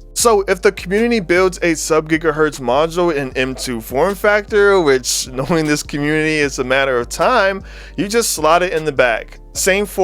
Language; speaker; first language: English; native; English